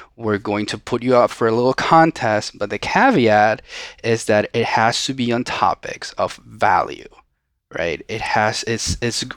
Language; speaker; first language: English; non-native, fluent; Spanish